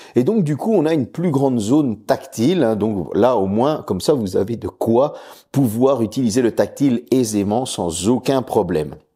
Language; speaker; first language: French; native; French